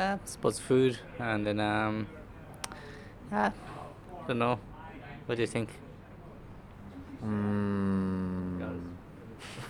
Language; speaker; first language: English; non-native, fluent; Japanese